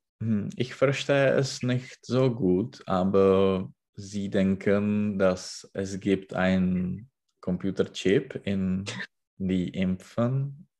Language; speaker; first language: German; non-native, learner; Czech